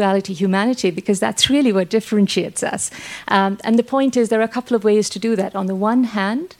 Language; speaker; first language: English; non-native, local second language; Sinhala